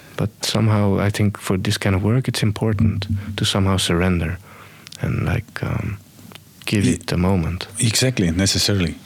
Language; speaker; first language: English; non-native, fluent; Estonian